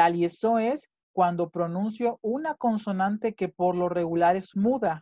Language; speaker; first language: Spanish; native; Spanish